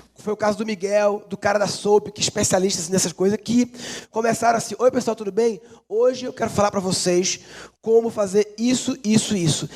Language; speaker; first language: Portuguese; native; Portuguese